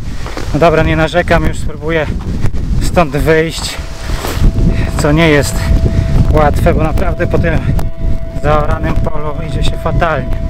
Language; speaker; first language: Polish; native; Polish